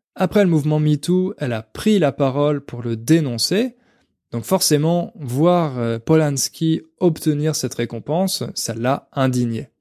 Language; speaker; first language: French; native; French